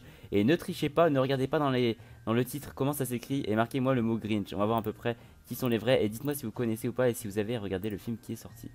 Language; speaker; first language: French; native; French